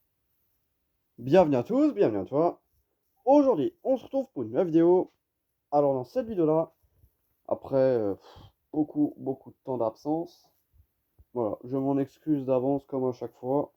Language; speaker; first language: French; native; French